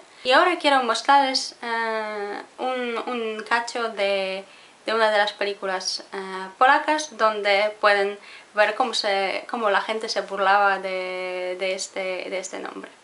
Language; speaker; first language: Spanish; non-native, fluent; Polish